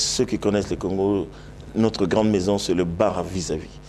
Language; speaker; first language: French; non-native, local second language; Lingala